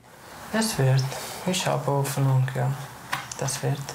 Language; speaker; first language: German; non-native, learner; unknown